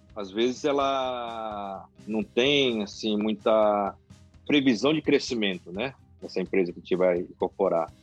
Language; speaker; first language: Portuguese; non-native, local second language; Japanese